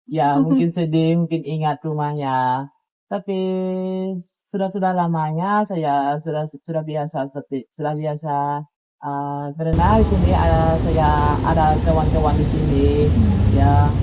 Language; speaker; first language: Indonesian; non-native, learner; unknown